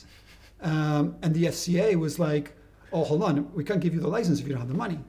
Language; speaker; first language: English; non-native, fluent; Spanish